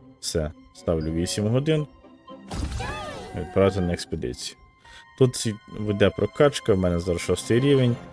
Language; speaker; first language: Ukrainian; native; Ukrainian